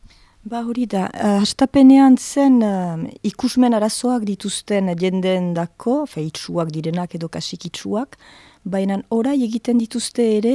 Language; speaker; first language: Basque; native; Basque